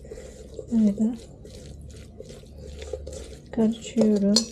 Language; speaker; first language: Turkish; non-native, learner; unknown